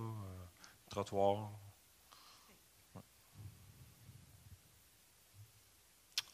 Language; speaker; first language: French; native; French